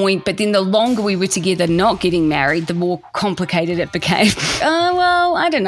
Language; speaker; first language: English; native; English